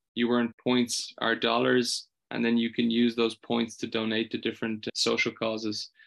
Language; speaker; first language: English; native; English